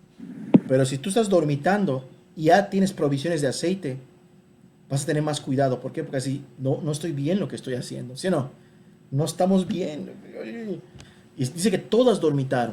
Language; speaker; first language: Spanish; native; Spanish